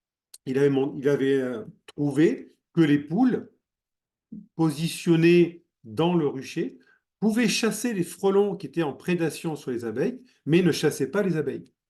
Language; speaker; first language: French; native; French